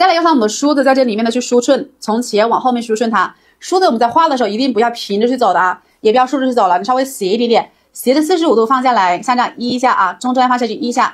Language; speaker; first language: Chinese; native; Chinese